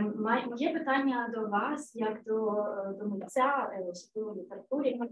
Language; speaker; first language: Ukrainian; non-native, local second language; Russian